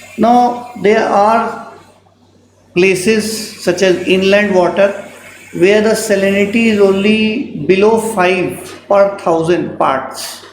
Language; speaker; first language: English; non-native, local second language; Hindi